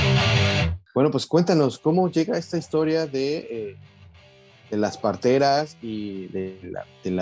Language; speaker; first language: Spanish; native; Spanish